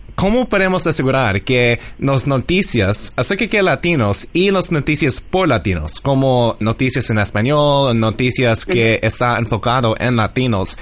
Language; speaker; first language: Spanish; early bilingual, heritage; English